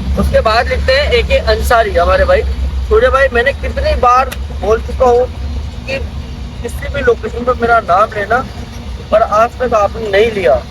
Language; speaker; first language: Hindi; native; Hindi